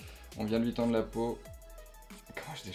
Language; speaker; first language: French; native; French